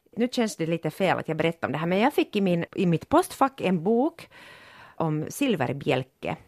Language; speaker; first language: Swedish; non-native, local second language; Finnish